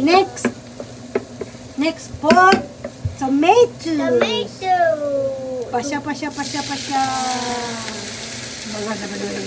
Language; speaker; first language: Japanese; non-native, learner; Cebuano